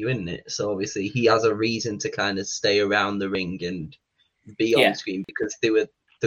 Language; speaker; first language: English; native; English